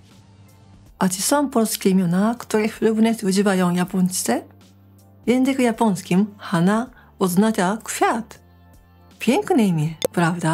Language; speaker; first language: Polish; non-native, fluent; Japanese